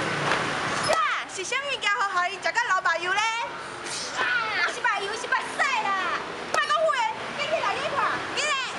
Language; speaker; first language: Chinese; native; Chinese